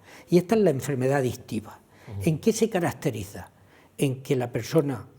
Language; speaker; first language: Spanish; native; Spanish